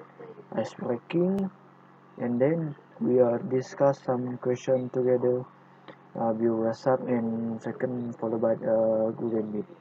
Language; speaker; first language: English; non-native, local second language; Malay